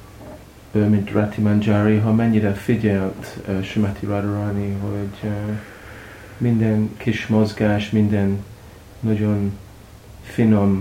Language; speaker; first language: Hungarian; non-native, learner; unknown